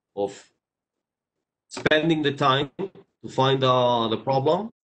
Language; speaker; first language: English; non-native, fluent; Greek